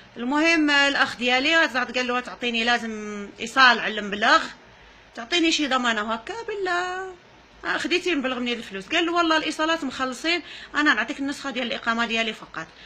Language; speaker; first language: Arabic; native; Arabic